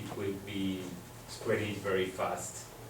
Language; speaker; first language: English; non-native, fluent; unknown